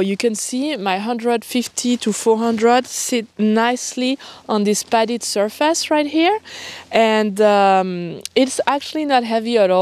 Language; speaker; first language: English; non-native, fluent; French